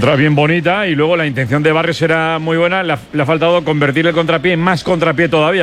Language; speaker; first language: Spanish; native; Spanish